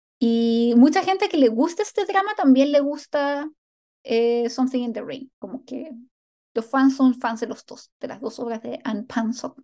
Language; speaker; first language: Spanish; native; Spanish